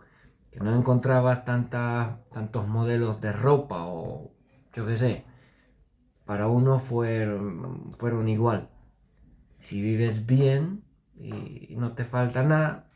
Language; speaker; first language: Spanish; non-native, fluent; Romanian